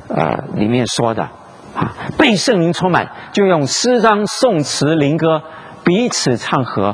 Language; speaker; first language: Chinese; native; Chinese